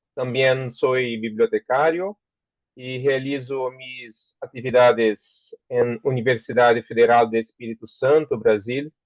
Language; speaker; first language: Spanish; non-native, learner; Portuguese